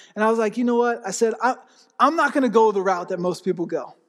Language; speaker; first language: English; native; English